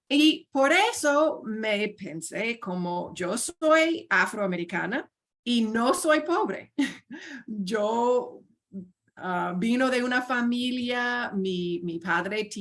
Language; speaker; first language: Spanish; non-native, fluent; English